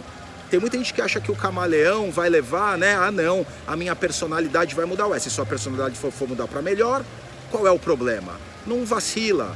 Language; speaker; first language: Portuguese; native; Portuguese